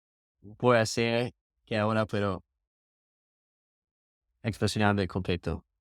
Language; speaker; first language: Spanish; non-native, learner; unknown